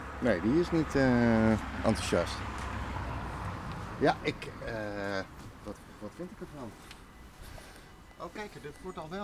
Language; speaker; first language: Dutch; native; Dutch